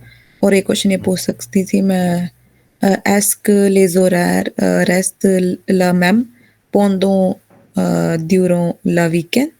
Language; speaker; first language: French; non-native, learner; Hindi